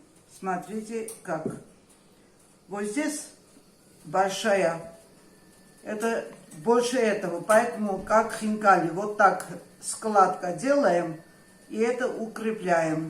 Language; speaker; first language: Russian; non-native, fluent; Armenian